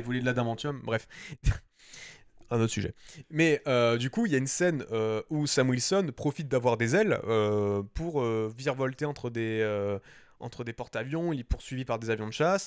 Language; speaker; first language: French; native; French